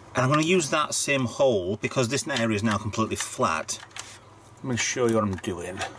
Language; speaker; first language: English; native; English